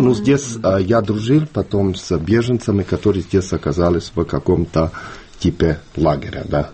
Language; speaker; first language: Russian; non-native, fluent; Bosnian